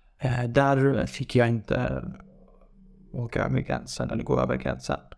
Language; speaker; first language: Swedish; non-native, fluent; Kurdish